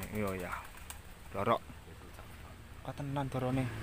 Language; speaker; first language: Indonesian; non-native, local second language; Javanese